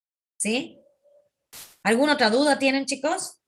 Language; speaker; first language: Spanish; native; Spanish